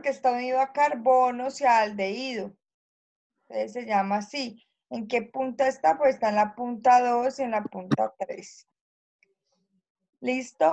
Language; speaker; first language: Spanish; native; Spanish